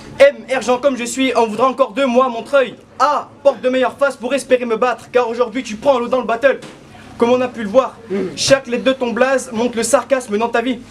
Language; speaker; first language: French; native; French